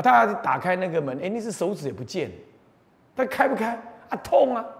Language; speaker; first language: Chinese; native; Chinese